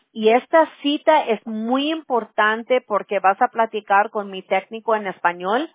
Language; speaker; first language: Spanish; early bilingual, other home language; English